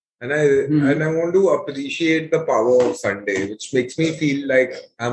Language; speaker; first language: English; non-native, local second language; Hindi